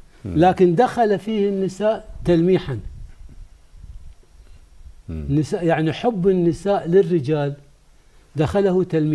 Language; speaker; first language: Arabic; native; Arabic